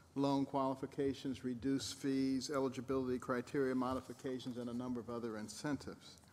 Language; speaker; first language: English; native; English